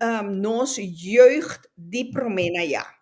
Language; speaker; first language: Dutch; non-native, local second language; Papiamento